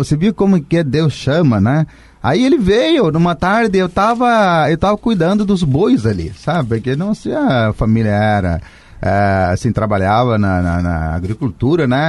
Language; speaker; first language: Portuguese; non-native, fluent; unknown